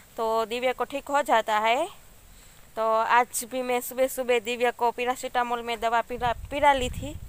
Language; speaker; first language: Hindi; non-native, local second language; Gujarati